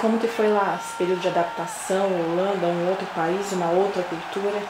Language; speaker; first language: Portuguese; native; Portuguese